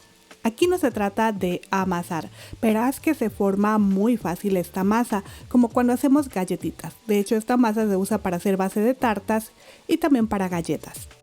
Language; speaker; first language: Spanish; native; Spanish